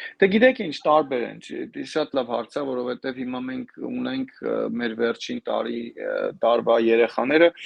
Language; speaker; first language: Armenian; native; Armenian